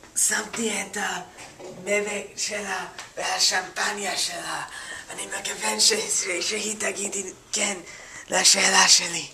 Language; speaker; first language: Hebrew; non-native, learner; English